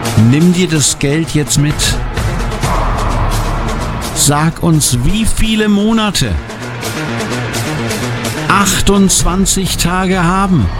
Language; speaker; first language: German; native; German